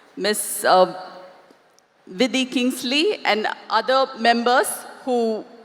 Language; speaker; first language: English; non-native, local second language; Tamil